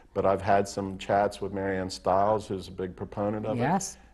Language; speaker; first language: English; native; English